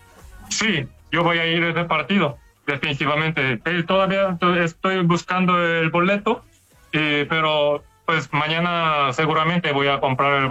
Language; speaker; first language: Spanish; non-native, fluent; Korean